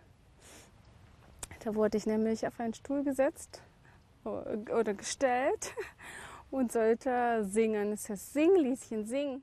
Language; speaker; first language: German; native; German